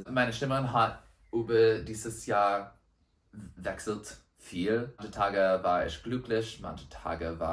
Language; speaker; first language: German; non-native, learner; English